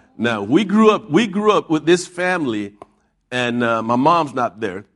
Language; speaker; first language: English; native; English